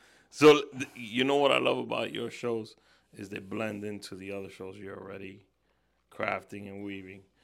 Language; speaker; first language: English; early bilingual, other home language; Spanish